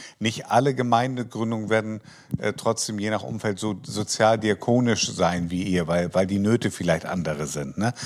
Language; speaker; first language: German; native; German